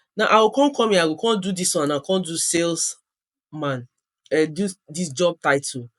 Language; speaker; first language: Nigerian Pidgin; non-native, local second language; Yoruba